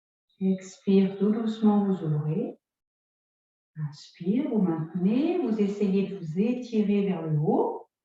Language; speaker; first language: French; native; French